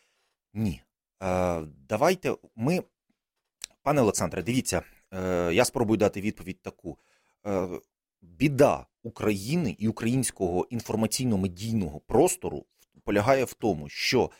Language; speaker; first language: Ukrainian; native; Ukrainian